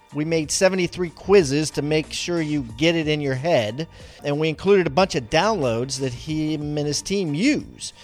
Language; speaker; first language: English; native; English